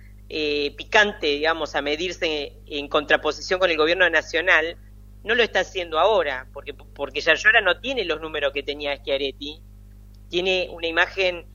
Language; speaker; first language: Spanish; native; Spanish